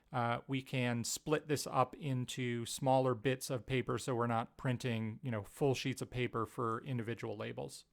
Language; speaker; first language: English; native; English